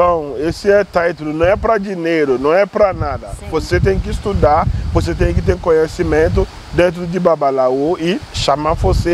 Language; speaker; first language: Portuguese; non-native, learner; Yoruba